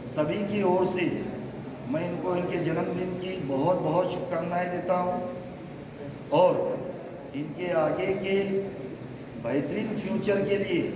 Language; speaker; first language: Hindi; non-native, local second language; Marathi